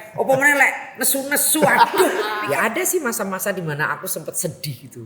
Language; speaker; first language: Indonesian; non-native, local second language; Javanese